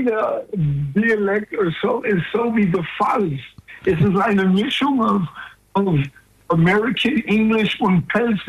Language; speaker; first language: German; non-native, learner; English